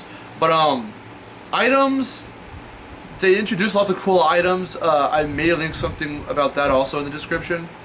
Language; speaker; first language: English; native; English